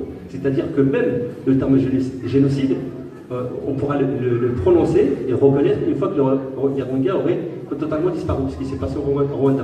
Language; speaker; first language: French; native; French